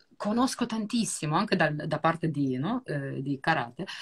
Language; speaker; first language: Italian; non-native, fluent; Russian